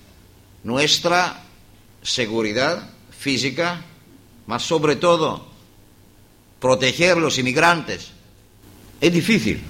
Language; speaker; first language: Spanish; non-native, learner; Greek